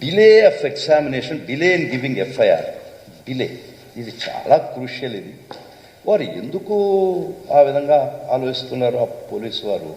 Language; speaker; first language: Telugu; native; Telugu